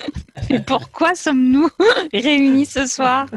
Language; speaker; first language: French; native; French